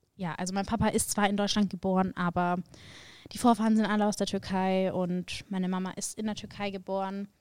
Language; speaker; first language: German; native; German